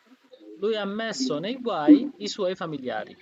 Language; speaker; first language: Italian; non-native, fluent; Bangla